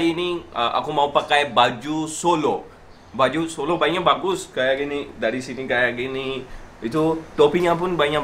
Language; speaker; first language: Indonesian; non-native, learner; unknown